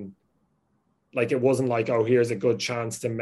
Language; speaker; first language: English; native; English